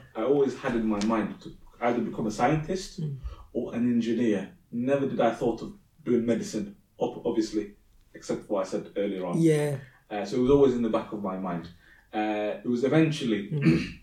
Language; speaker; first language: English; early bilingual, other home language; Somali